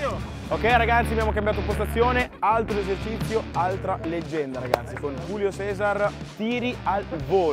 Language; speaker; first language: Italian; native; Italian